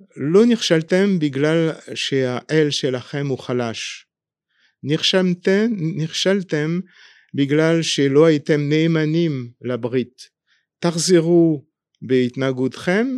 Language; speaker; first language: Hebrew; non-native, fluent; French